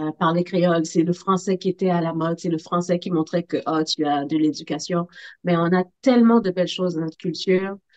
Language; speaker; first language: French; native; French